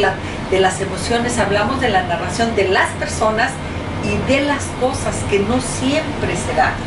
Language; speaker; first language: Spanish; native; Spanish